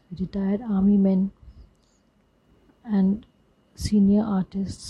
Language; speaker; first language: English; non-native, local second language; Hindi